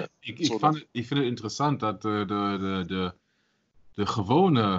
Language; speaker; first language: Dutch; non-native, learner; German